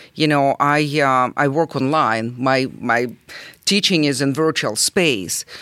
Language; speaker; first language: English; non-native, fluent; Russian